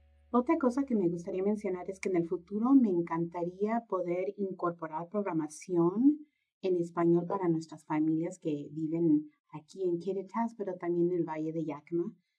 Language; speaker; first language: Spanish; early bilingual, heritage; Spanish